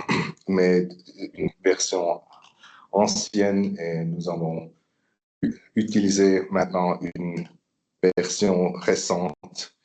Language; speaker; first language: French; non-native, local second language; German